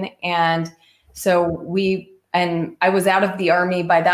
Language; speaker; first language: English; native; English